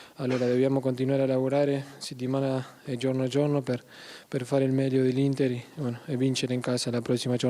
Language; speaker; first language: Italian; non-native, learner; Spanish